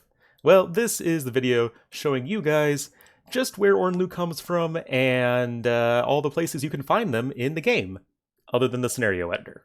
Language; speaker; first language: English; native; English